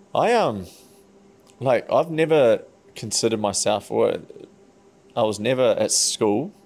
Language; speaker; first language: English; native; English